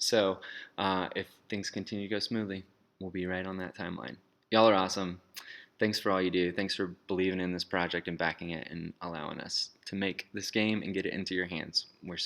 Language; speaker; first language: English; native; English